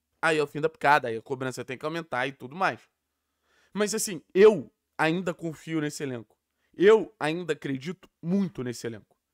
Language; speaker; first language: Portuguese; native; Portuguese